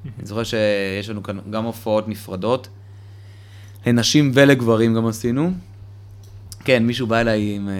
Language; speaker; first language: Hebrew; early bilingual, other home language; Russian